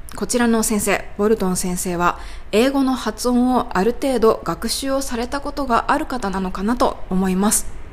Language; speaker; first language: Japanese; native; Japanese